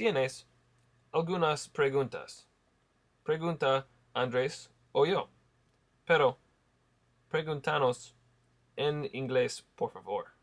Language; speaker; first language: Spanish; non-native, learner; English